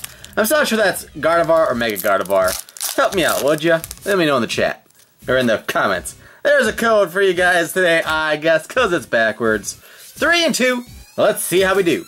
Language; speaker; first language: English; native; English